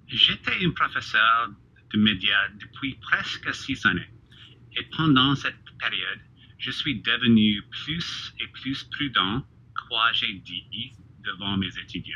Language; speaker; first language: French; non-native, fluent; English